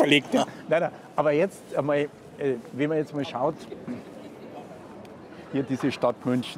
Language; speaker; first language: German; native; German